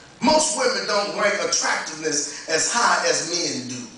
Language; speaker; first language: English; native; English